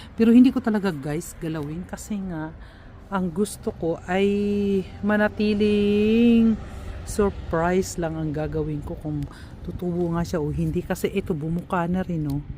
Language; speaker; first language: Filipino; native; Filipino